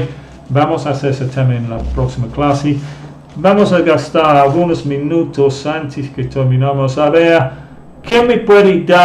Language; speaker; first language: Spanish; non-native, fluent; English